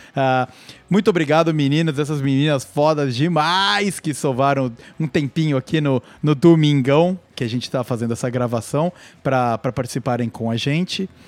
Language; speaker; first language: Portuguese; native; Portuguese